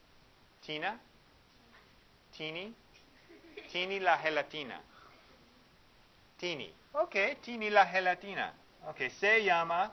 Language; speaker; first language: Spanish; non-native, fluent; English